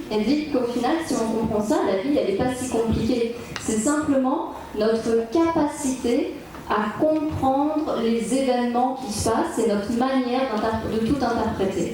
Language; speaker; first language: French; native; French